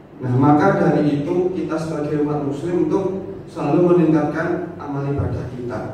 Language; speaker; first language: Indonesian; non-native, local second language; Javanese